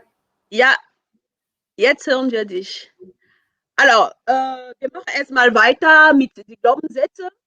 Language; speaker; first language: German; non-native, fluent; French